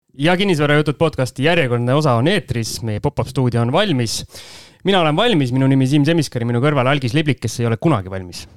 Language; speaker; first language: Estonian; native; Estonian